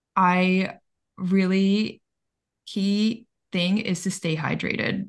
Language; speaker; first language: English; early bilingual, other home language; Bulgarian